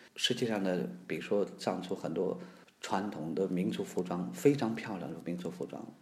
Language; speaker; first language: Chinese; native; Chinese